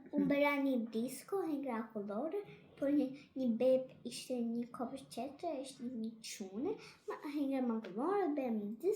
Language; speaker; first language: Albanian; early bilingual, heritage; Albanian